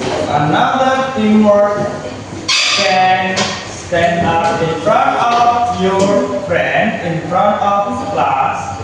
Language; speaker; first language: English; non-native, learner; Indonesian